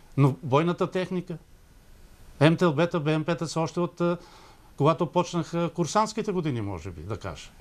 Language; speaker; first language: Bulgarian; native; Bulgarian